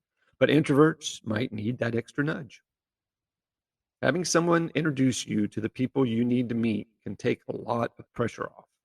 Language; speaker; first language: English; native; English